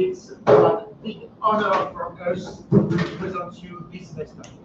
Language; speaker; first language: English; non-native, learner; French